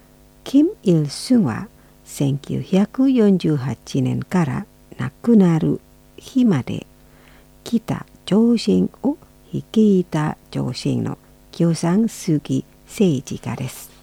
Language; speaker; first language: Japanese; non-native, fluent; Indonesian